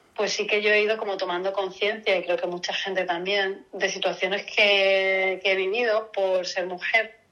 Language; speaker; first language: Spanish; native; Spanish